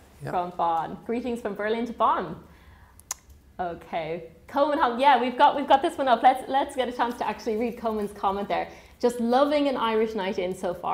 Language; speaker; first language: English; early bilingual, other home language; German